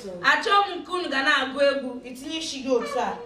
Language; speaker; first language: Igbo; native; Igbo